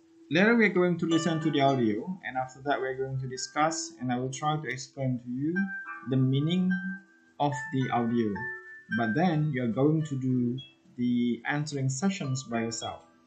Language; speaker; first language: English; non-native, fluent; Indonesian